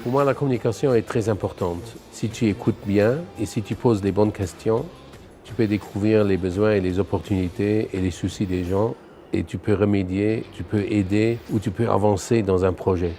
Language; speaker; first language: French; non-native, local second language; Luxembourgish